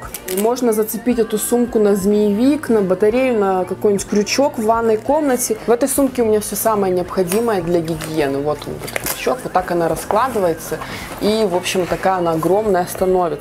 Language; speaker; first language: Russian; native; Russian